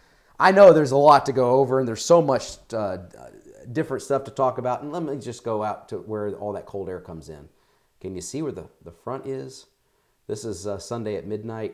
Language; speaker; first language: English; native; English